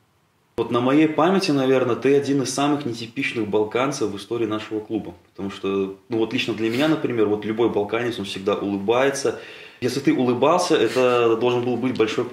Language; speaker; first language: Russian; native; Russian